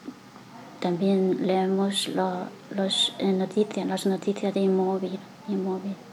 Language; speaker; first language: Spanish; non-native, learner; Chinese